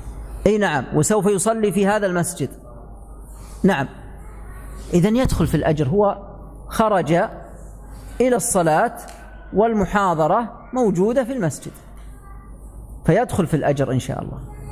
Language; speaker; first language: Arabic; native; Arabic